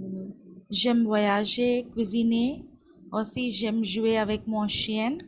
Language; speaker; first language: French; non-native, learner; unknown